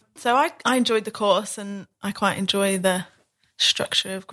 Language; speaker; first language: English; native; English